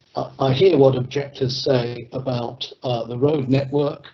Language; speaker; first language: English; native; English